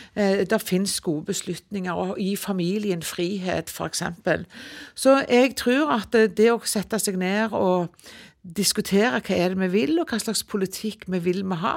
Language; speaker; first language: Norwegian; native; Norwegian